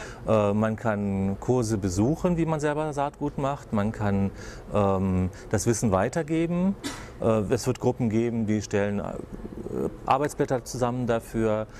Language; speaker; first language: German; native; German